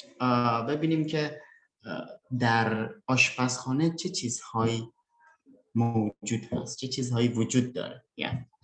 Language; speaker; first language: Persian; non-native, fluent; Indonesian